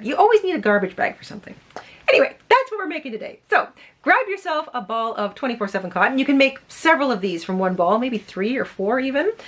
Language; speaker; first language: English; native; English